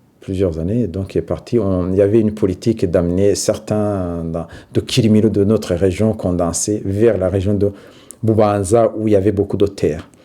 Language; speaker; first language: French; non-native, local second language; Rundi